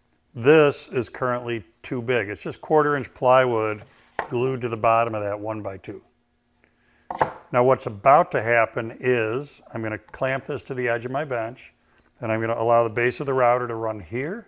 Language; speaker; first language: English; native; English